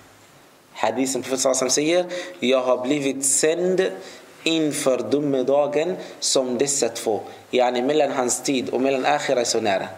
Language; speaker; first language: Swedish; non-native, fluent; Arabic